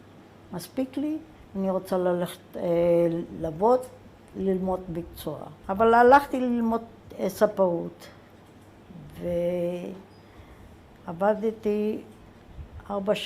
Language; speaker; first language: Hebrew; non-native, fluent; German